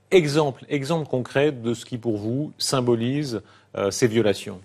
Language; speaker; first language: French; native; French